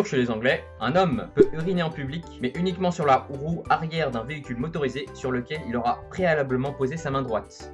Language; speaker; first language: French; native; French